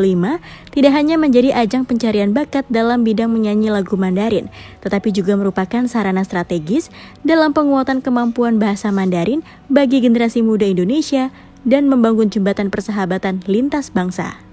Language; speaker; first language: Indonesian; native; Indonesian